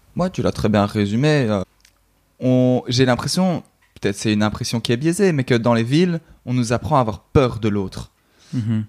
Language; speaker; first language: French; native; French